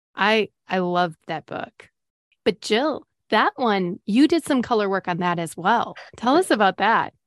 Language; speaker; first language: English; native; English